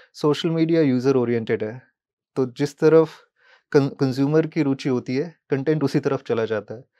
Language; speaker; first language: Hindi; native; Hindi